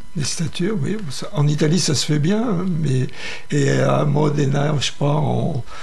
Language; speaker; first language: French; native; French